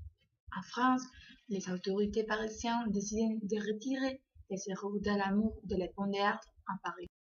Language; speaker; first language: French; non-native, learner; Spanish